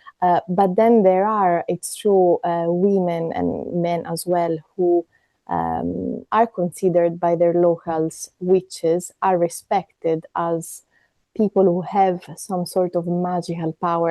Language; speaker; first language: English; non-native, fluent; Italian